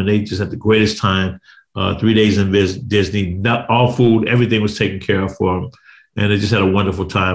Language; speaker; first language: English; native; English